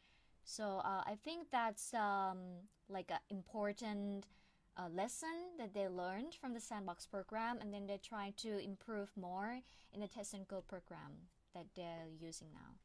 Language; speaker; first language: English; non-native, fluent; Thai